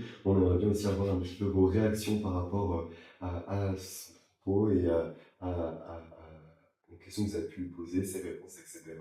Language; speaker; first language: French; native; French